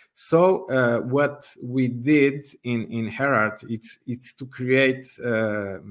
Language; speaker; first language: English; non-native, fluent; Portuguese